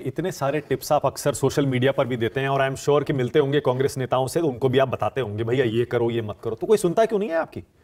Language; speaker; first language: Hindi; native; Hindi